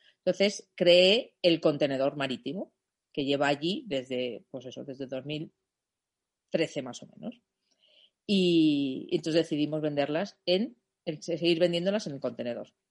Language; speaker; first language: Spanish; non-native, fluent; German